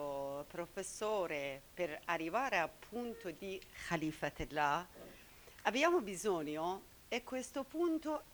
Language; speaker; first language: Italian; non-native, learner; Persian